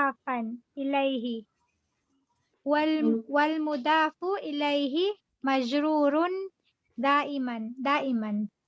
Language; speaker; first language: Arabic; non-native, learner; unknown